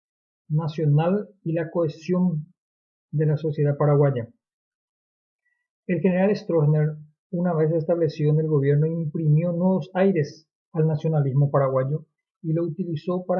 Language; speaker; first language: Spanish; native; Spanish